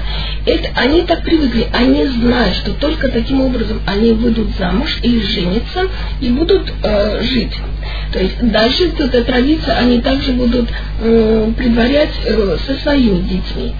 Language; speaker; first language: Russian; native; Russian